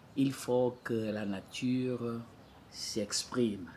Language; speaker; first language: French; non-native, fluent; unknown